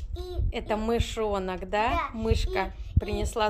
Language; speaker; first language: Russian; native; Russian